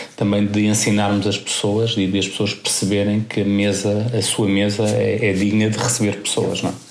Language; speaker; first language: Portuguese; native; Portuguese